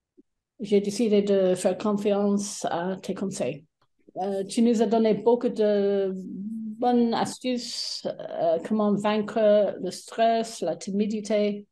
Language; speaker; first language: French; non-native, fluent; English